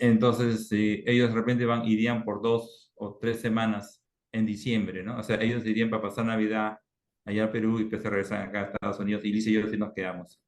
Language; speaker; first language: Spanish; native; Spanish